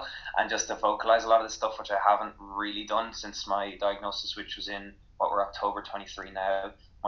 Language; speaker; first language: English; native; English